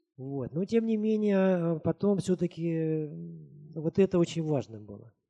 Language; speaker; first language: Russian; native; Russian